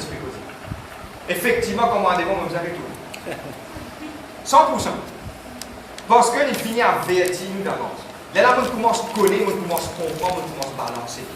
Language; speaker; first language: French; non-native, learner; Morisyen